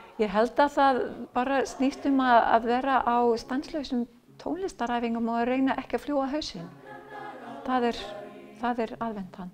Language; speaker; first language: Icelandic; non-native, fluent; English